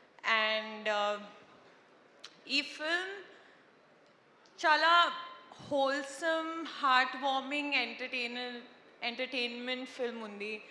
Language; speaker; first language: Telugu; non-native, learner; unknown